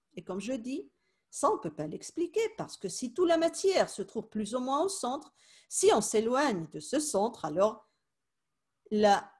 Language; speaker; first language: French; non-native, fluent; Spanish